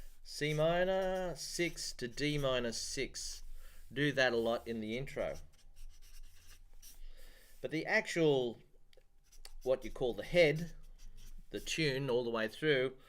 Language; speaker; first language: English; native; English